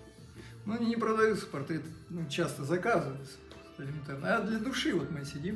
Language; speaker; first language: Russian; native; Russian